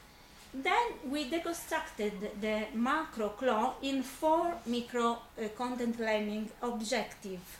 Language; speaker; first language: English; non-native, fluent; Italian